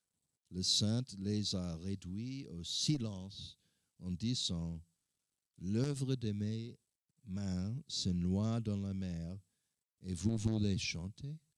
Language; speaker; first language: French; non-native, learner; English